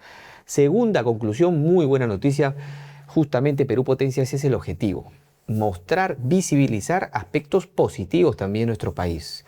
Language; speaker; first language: Spanish; native; Spanish